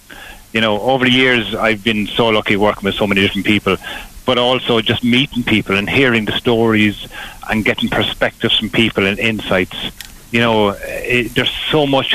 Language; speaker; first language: English; native; English